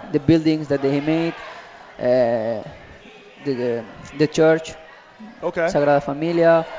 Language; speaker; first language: English; non-native, learner; Catalan